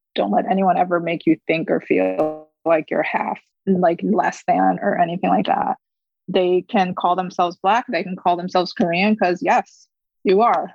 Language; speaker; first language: English; early bilingual, other home language; Korean